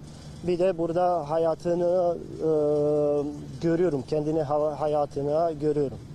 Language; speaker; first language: Turkish; non-native, learner; Bosnian